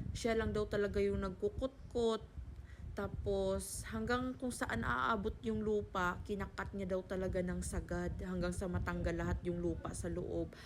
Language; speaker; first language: Filipino; non-native, local second language; Hiligaynon